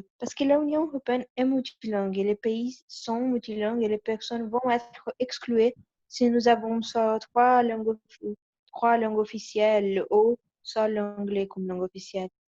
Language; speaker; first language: French; non-native, learner; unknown